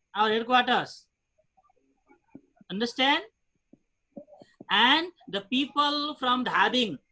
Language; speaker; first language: English; non-native, fluent; Nepali